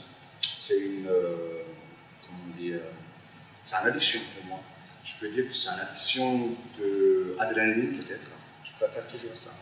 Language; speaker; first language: French; non-native, fluent; Turkish